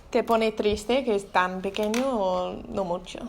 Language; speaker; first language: Spanish; non-native, learner; English